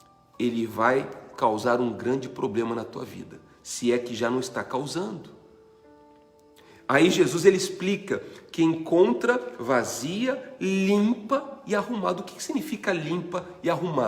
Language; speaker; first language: Portuguese; native; Portuguese